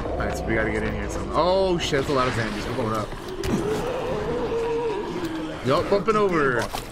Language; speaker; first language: English; early bilingual, other home language; Spanish